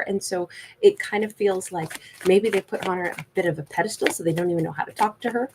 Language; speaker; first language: English; native; English